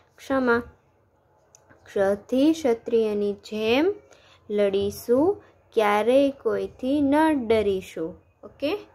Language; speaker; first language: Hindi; non-native, local second language; Gujarati